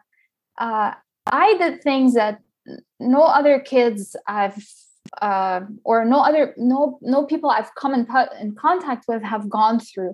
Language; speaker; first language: English; non-native, local second language; Arabic